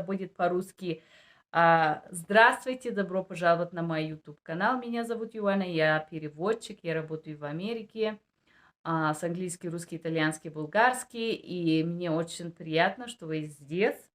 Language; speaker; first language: Russian; non-native, learner; Bulgarian